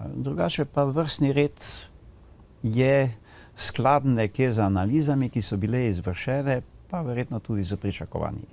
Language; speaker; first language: Slovenian; native; Slovenian